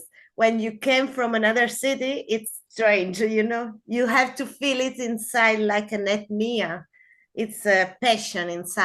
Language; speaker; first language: English; non-native, learner; Spanish